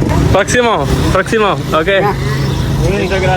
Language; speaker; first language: Spanish; non-native, learner; Malayalam